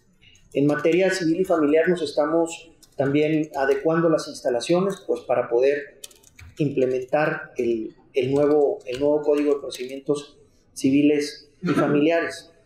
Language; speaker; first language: Spanish; native; Spanish